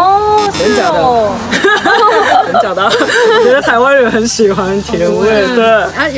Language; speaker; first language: Chinese; non-native, fluent; Japanese